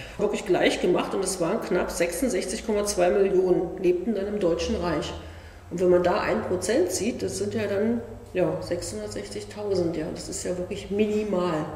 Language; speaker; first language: German; native; German